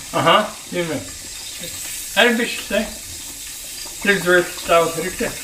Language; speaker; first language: Mongolian; non-native, learner; English